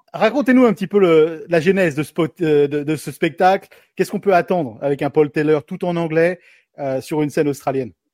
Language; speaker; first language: French; native; French